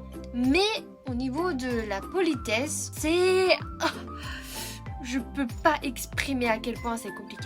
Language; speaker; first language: French; non-native, fluent; Japanese